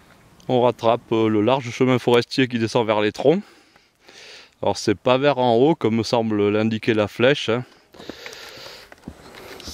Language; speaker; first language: French; native; French